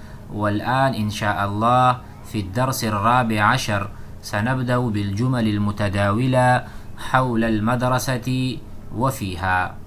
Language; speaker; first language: Arabic; non-native, fluent; Urdu